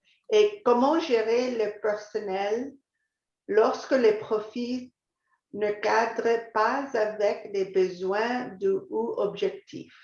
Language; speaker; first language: French; non-native, fluent; English